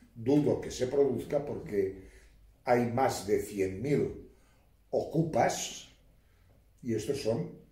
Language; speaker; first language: Spanish; native; Spanish